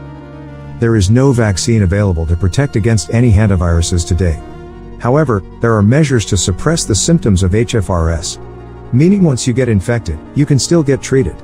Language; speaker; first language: English; non-native, fluent; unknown